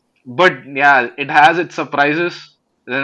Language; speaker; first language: English; non-native, local second language; Hindi